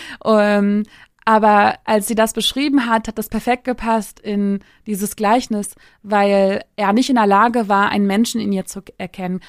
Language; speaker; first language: German; early bilingual, other home language; Turkish